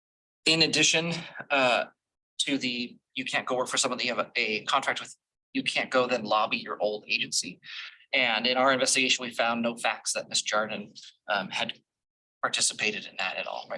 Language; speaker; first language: English; native; English